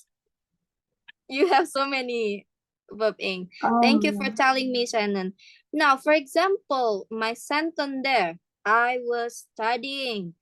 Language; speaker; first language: English; non-native, fluent; Indonesian